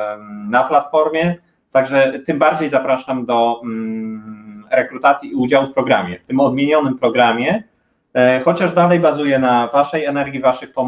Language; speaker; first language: Polish; native; Polish